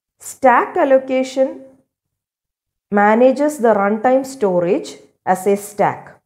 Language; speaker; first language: English; non-native, local second language; Malayalam